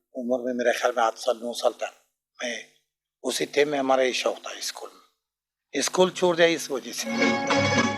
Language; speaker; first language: Hindi; non-native, learner; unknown